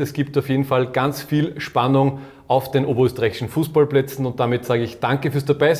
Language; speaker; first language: German; native; German